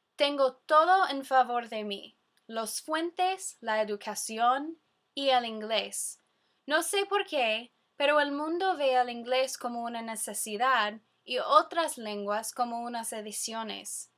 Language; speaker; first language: Spanish; non-native, fluent; English